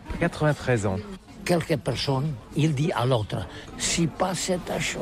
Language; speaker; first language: French; non-native, learner; Catalan